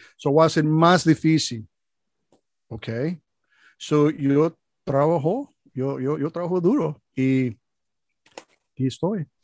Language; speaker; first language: Spanish; non-native, learner; English